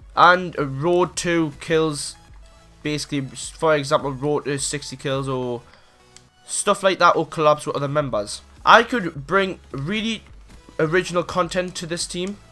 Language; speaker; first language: English; native; English